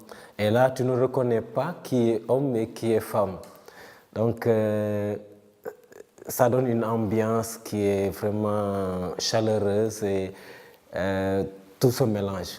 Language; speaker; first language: French; non-native, local second language; Wolof